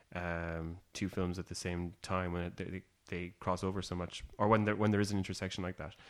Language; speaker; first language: English; native; English